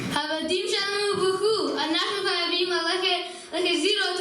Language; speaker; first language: Hebrew; non-native, learner; English